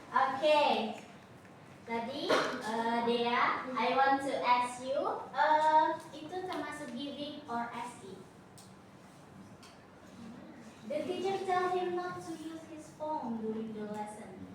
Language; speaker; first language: English; non-native, learner; Indonesian